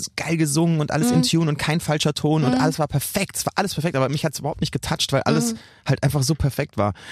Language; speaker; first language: German; native; German